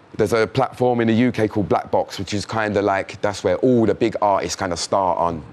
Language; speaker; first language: English; native; English